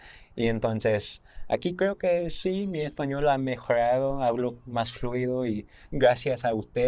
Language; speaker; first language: Spanish; non-native, fluent; English